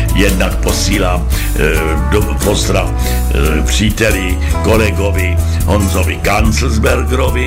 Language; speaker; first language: Czech; native; Czech